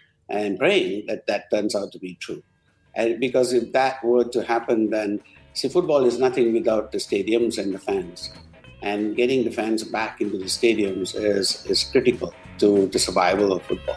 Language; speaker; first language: English; non-native, local second language; Tamil